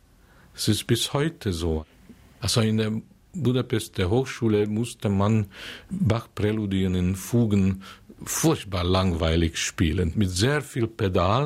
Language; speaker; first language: German; non-native, fluent; Hungarian